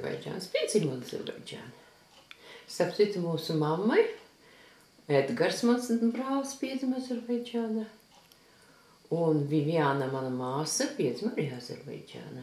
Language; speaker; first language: Latvian; early bilingual, heritage; Latvian